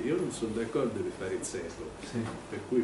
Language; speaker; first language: Italian; native; Italian